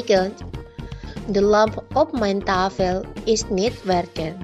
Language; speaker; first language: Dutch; non-native, learner; Indonesian